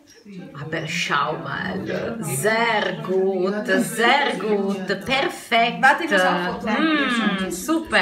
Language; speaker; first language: German; non-native, learner; Italian